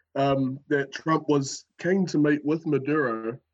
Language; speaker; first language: English; native; English